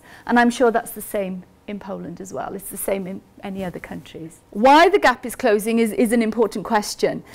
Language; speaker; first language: English; native; English